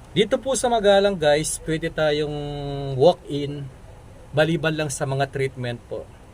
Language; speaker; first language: Filipino; non-native, local second language; Pampanga